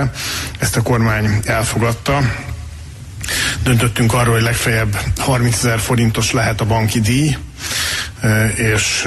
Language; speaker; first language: Hungarian; native; Hungarian